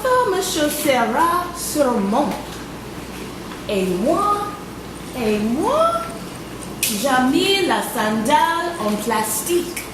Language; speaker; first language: French; non-native, fluent; English